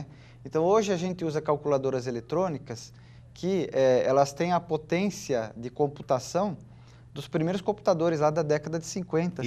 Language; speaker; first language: Portuguese; native; Portuguese